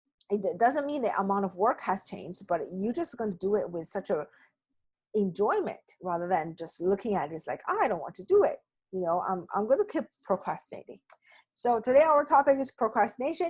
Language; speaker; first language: English; non-native, fluent; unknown